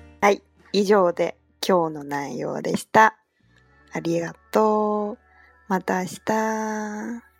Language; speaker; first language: Japanese; non-native, fluent; Chinese